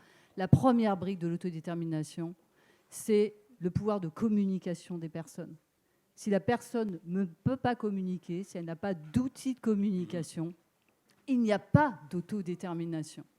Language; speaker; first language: French; native; French